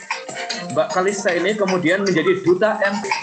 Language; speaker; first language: Indonesian; native; Indonesian